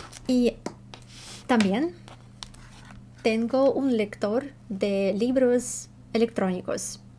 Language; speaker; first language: Spanish; non-native, learner; Russian